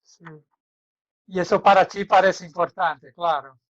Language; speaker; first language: Spanish; non-native, fluent; Portuguese